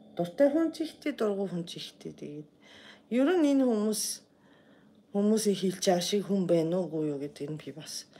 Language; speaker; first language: Mongolian; non-native, fluent; Japanese